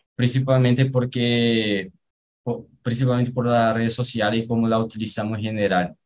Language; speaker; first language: Spanish; non-native, fluent; Portuguese